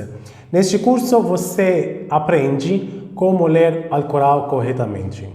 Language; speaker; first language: Portuguese; non-native, fluent; Arabic